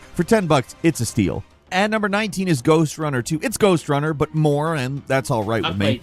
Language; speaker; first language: English; native; English